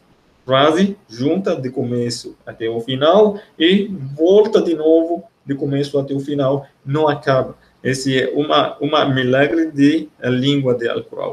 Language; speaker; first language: Portuguese; non-native, fluent; Arabic